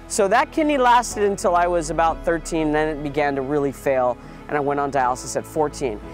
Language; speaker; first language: English; native; English